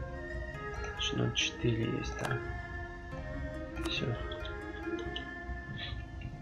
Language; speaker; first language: Russian; native; Russian